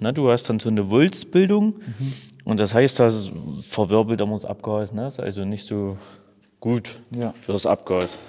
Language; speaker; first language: German; native; German